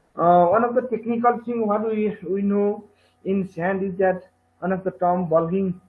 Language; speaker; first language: English; non-native, local second language; Nepali